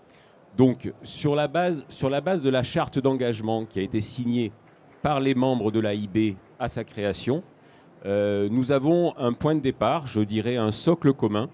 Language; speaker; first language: French; native; French